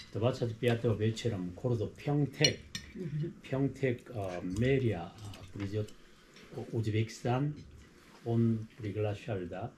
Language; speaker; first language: Russian; non-native, learner; Korean